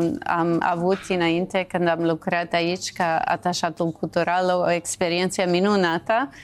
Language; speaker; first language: Romanian; non-native, fluent; English